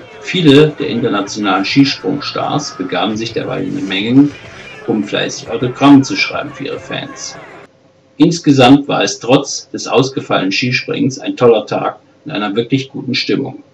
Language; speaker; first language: German; native; German